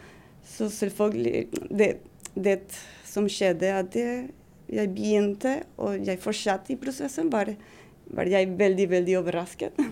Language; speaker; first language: Norwegian; non-native, fluent; Spanish